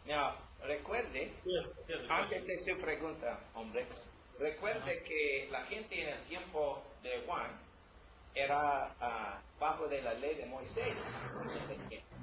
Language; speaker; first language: Spanish; non-native, learner; English